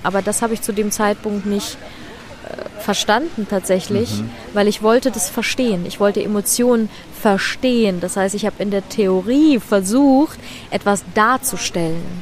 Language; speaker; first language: German; early bilingual, other home language; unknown